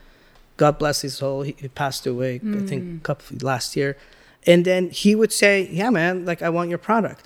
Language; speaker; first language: English; early bilingual, other home language; Persian